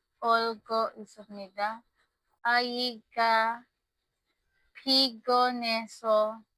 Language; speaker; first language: Korean; non-native, learner; Filipino